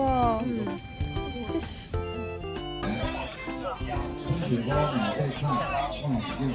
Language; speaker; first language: Chinese; non-native, learner; Japanese